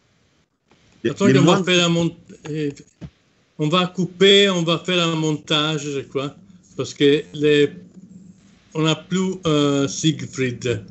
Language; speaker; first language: French; non-native, fluent; Italian